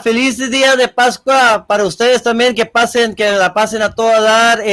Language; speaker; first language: Spanish; early bilingual, other home language; English